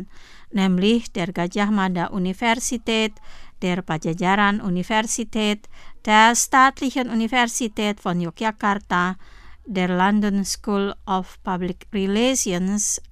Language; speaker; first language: German; non-native, fluent; Indonesian